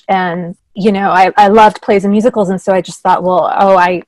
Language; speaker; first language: English; native; English